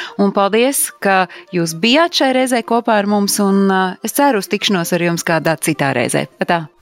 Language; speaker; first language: Latvian; early bilingual, heritage; Latvian